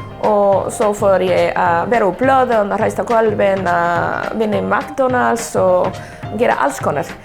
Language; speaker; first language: Icelandic; non-native, learner; Spanish